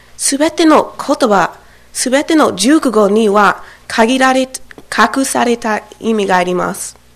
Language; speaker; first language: Japanese; non-native, learner; English